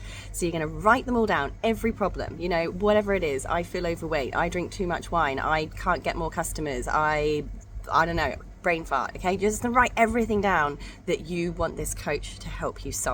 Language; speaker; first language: English; native; English